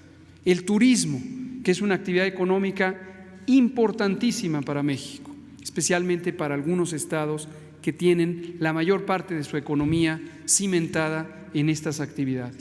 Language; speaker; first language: Spanish; native; Spanish